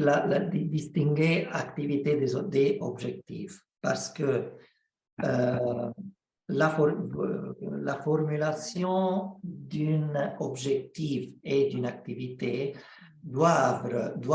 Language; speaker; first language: French; non-native, fluent; Italian